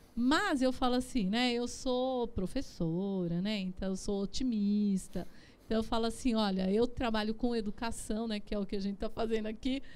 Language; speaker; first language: Portuguese; native; Portuguese